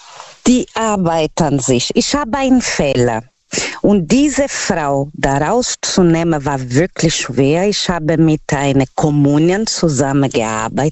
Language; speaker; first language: German; non-native, learner; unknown